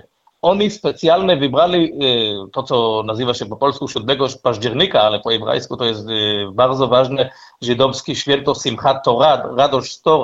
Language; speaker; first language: Polish; non-native, learner; Hebrew